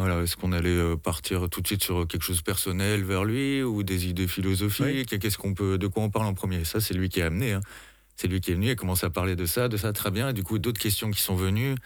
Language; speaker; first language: French; native; French